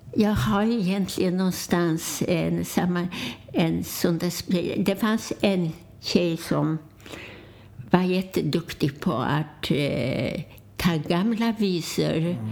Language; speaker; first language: Swedish; non-native, fluent; Polish